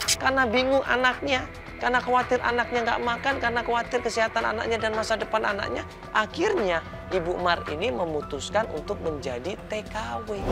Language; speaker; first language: Indonesian; native; Indonesian